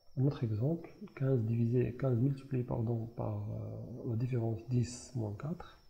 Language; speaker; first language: French; non-native, local second language; Arabic